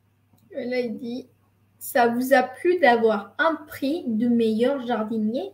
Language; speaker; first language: French; non-native, fluent; Spanish